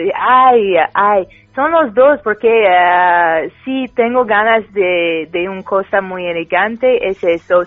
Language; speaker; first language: Spanish; non-native, learner; French